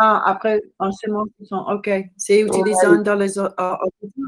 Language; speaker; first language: French; non-native, learner; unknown